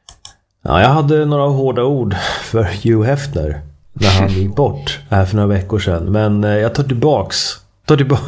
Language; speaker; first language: Swedish; native; Swedish